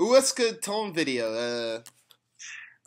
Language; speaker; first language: French; non-native, learner; English